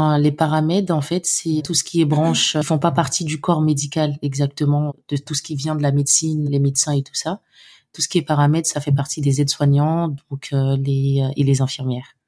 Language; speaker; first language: French; non-native, local second language; Haitian Creole